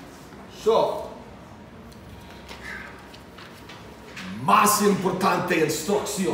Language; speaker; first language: Spanish; non-native, learner; English